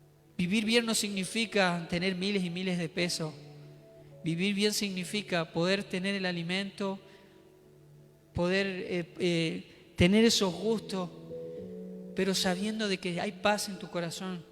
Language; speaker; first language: Spanish; native; Spanish